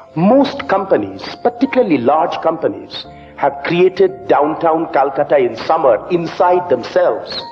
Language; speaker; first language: English; non-native, local second language; Bangla